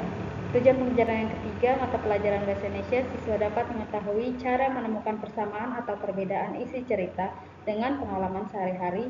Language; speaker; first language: Indonesian; native; Indonesian